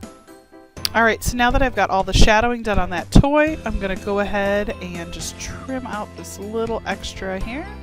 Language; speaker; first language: English; native; English